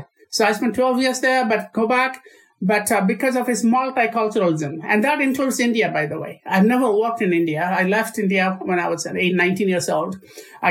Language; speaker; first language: English; non-native, local second language; Odia